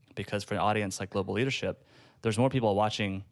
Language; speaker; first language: English; native; English